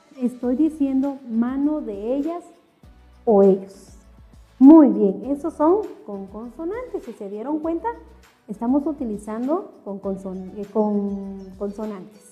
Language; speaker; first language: Spanish; non-native, local second language; Kʼicheʼ